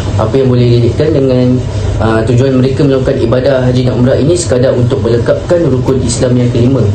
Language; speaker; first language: Malay; native; Malay